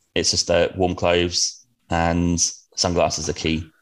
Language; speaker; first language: English; native; English